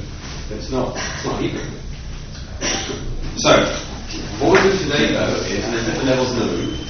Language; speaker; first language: English; native; English